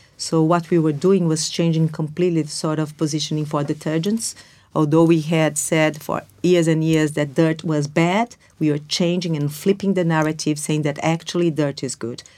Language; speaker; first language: English; non-native, fluent; Portuguese